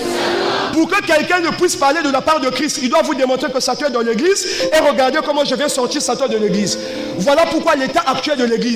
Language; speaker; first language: French; non-native, local second language; Lingala